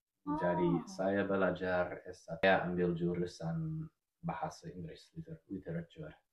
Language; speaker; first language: Indonesian; non-native, fluent; English